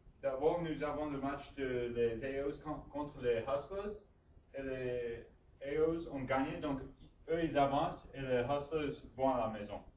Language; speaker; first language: French; non-native, learner; English